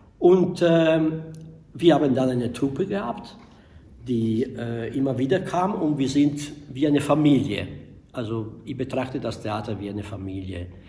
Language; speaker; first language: German; non-native, fluent; Italian